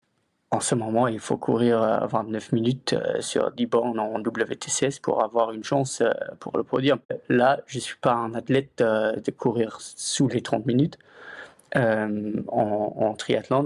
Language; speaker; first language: French; non-native, fluent; Luxembourgish